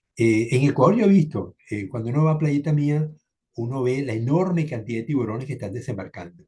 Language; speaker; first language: Spanish; native; Spanish